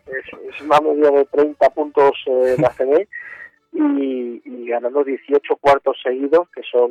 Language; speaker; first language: Spanish; native; Spanish